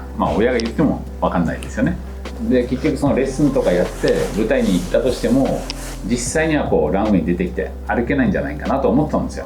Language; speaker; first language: Japanese; native; Japanese